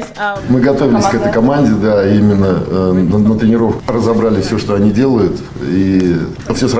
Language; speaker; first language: Russian; native; Russian